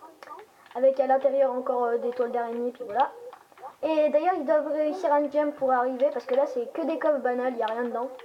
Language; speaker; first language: French; native; French